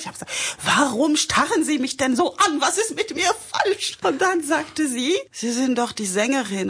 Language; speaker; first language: German; non-native, fluent; French